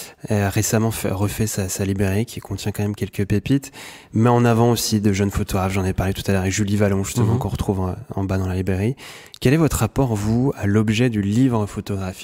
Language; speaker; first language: French; native; French